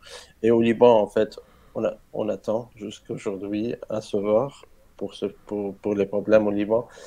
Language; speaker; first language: French; non-native, learner; Arabic